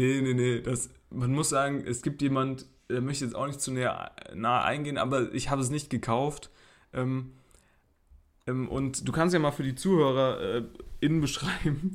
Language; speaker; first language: German; native; German